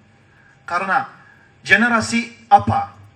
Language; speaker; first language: Indonesian; non-native, learner; Turkish